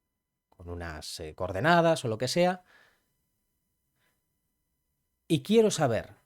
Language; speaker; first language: Spanish; native; Spanish